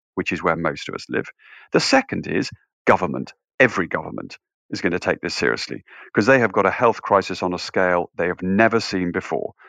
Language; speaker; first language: English; native; English